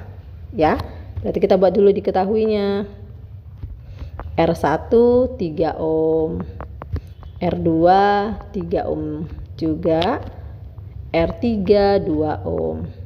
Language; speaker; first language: Indonesian; native; Indonesian